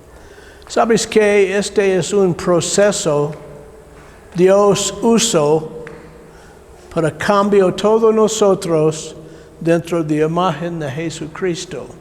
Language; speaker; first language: Spanish; non-native, learner; English